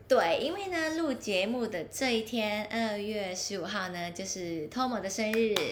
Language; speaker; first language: Chinese; non-native, local second language; Cantonese